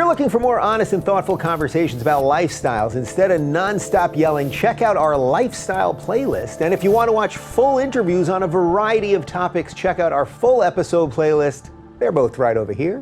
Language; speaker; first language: English; native; English